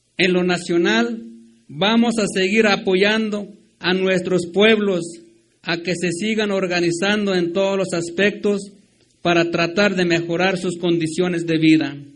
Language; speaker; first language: Spanish; non-native, local second language; Tzotzil